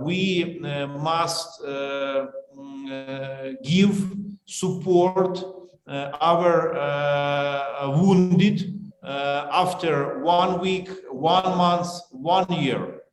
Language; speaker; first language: English; non-native, learner; Ukrainian